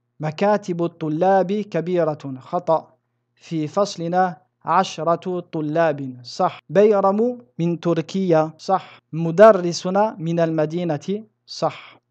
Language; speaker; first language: Arabic; non-native, fluent; French